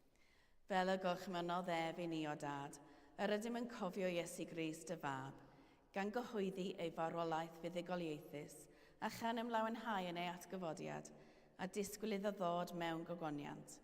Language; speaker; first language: Welsh; native; Welsh